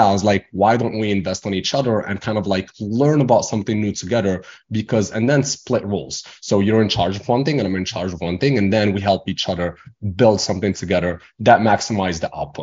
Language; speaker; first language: English; non-native, fluent; Arabic